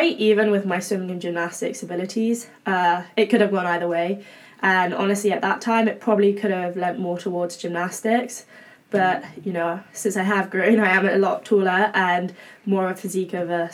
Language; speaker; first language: English; native; English